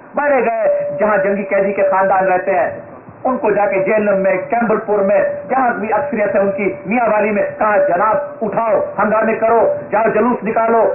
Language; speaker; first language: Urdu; non-native, local second language; Sindhi